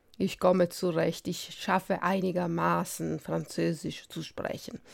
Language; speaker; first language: German; non-native, fluent; Italian